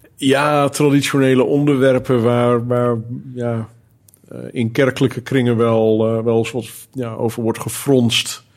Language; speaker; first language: Dutch; native; Dutch